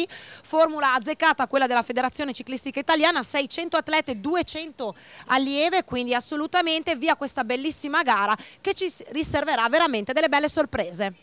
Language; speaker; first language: Italian; native; Italian